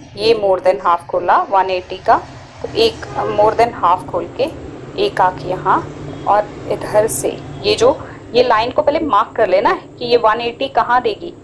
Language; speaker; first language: Hindi; native; Hindi